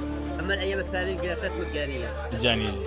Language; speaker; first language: Arabic; native; Arabic